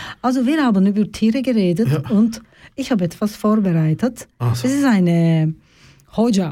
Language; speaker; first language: German; non-native, learner; Turkish